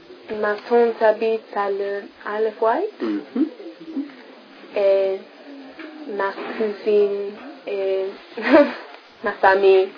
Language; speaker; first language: French; non-native, learner; English